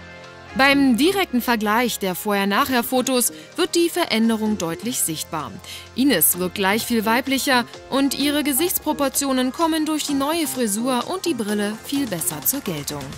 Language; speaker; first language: German; native; German